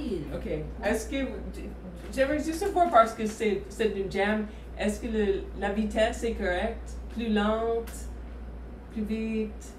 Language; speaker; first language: French; non-native, fluent; English